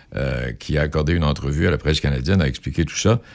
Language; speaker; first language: French; native; French